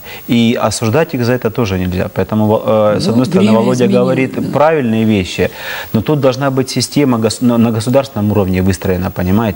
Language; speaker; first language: Russian; native; Russian